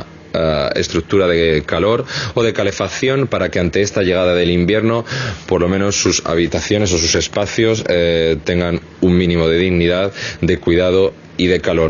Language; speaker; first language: Spanish; native; Spanish